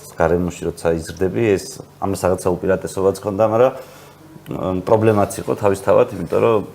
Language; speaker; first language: Georgian; native; Georgian